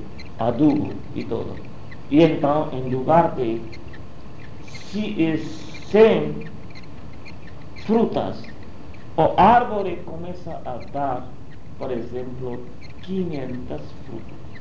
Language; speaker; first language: Portuguese; non-native, learner; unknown